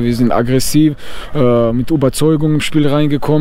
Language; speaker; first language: German; non-native, fluent; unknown